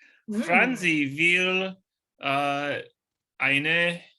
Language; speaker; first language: German; non-native, learner; English